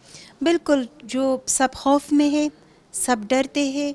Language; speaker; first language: Hindi; non-native, fluent; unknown